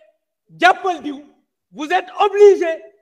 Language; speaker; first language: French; non-native, local second language; Wolof